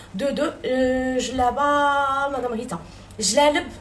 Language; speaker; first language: French; non-native, local second language; Arabic